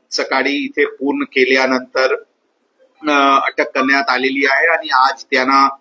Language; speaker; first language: Marathi; non-native, local second language; Hindi